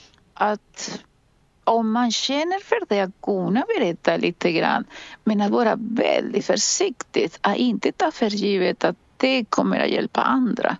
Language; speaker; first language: Swedish; non-native, fluent; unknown